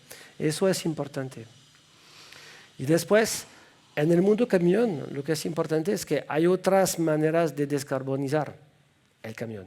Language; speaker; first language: Spanish; non-native, fluent; French